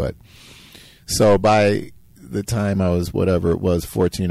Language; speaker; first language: English; native; English